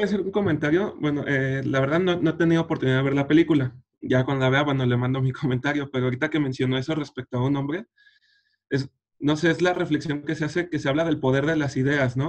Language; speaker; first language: Spanish; native; Spanish